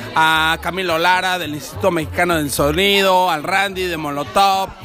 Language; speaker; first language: Spanish; native; Spanish